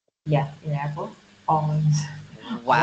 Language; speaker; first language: English; non-native, learner; Vietnamese